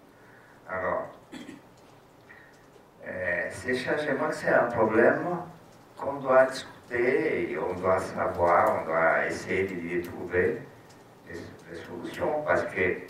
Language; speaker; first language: French; non-native, fluent; Portuguese